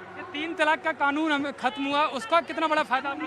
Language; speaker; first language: Hindi; native; Hindi